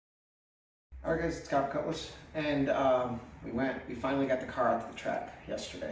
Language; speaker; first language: English; native; English